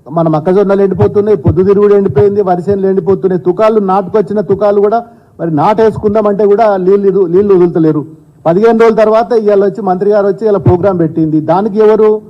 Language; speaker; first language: Telugu; native; Telugu